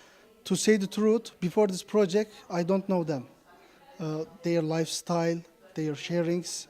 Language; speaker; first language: English; non-native, fluent; Turkish